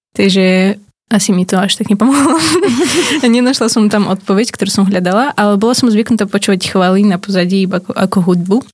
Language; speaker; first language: Slovak; early bilingual, other home language; Ukrainian